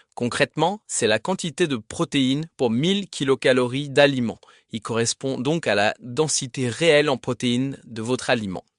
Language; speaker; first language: French; native; French